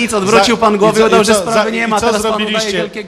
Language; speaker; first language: Polish; native; Polish